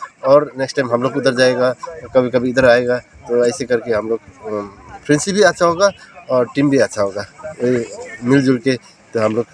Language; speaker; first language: Hindi; non-native, local second language; Bodo